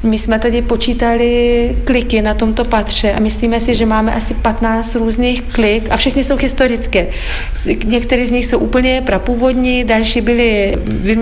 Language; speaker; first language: Czech; non-native, fluent; Lithuanian